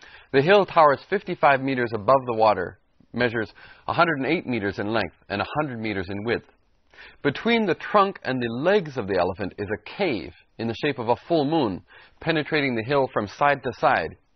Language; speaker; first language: English; native; English